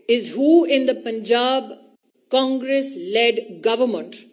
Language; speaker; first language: English; non-native, local second language; Hindi